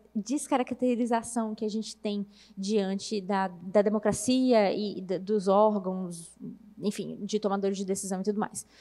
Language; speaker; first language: Portuguese; native; Portuguese